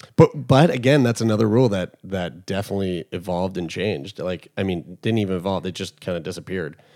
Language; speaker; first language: English; native; English